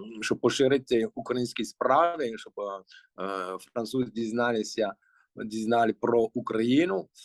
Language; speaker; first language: Ukrainian; early bilingual, heritage; Ukrainian